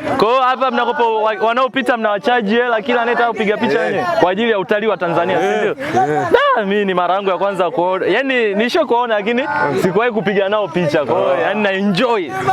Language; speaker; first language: Swahili; native; Swahili